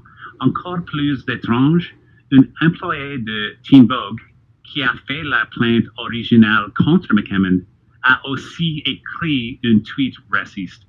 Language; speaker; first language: French; non-native, fluent; English